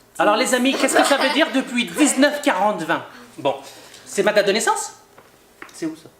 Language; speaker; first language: French; native; French